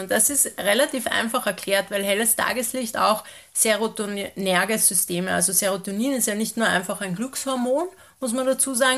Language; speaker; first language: German; native; German